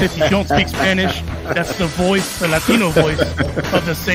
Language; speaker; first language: English; early bilingual, other home language; Spanish